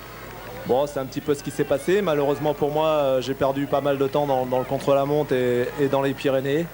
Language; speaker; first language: French; native; French